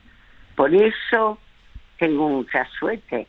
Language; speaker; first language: Spanish; early bilingual, other home language; French